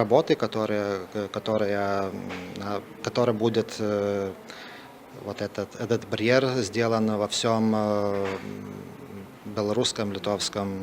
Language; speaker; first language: Russian; non-native, fluent; Lithuanian